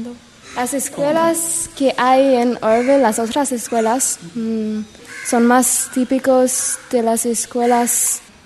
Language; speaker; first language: Spanish; non-native, learner; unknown